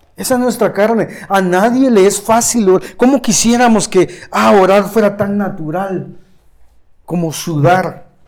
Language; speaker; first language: Spanish; native; Spanish